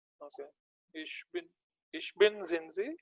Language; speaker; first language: German; non-native, learner; Telugu